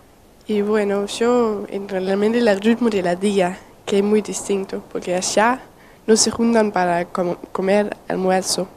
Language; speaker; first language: Spanish; non-native, learner; Danish